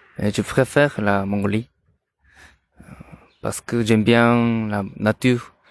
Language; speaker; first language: French; non-native, learner; Korean